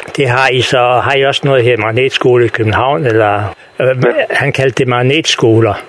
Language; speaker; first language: Danish; native; Danish